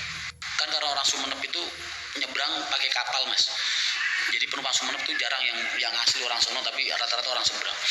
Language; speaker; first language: Indonesian; native; Indonesian